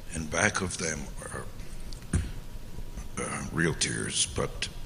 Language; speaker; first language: English; early bilingual, other home language; Hungarian